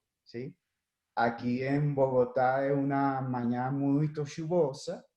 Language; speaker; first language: Portuguese; non-native, fluent; Spanish